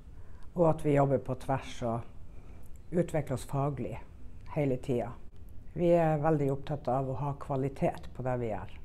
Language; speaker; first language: Norwegian; native; Norwegian